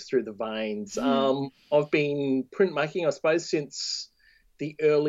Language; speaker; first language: English; native; English